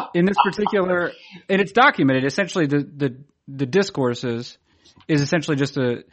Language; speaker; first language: English; native; English